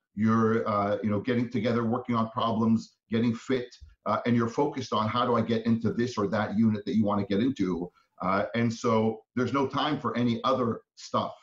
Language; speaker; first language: English; non-native, fluent; Hebrew